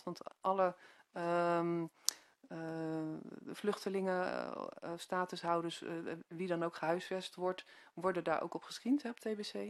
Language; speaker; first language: Dutch; native; Dutch